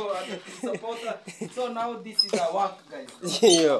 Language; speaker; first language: English; non-native, learner; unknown